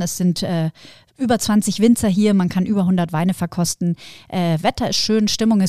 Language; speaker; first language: German; native; German